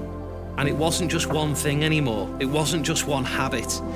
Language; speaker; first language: English; native; English